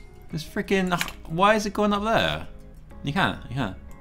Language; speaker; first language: English; native; English